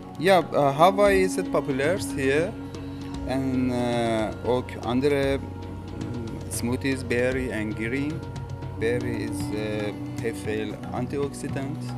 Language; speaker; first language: Dutch; non-native, learner; Persian